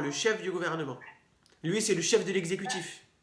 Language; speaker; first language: French; native; French